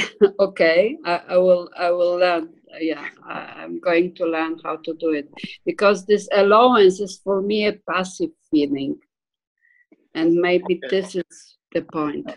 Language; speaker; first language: English; non-native, fluent; Polish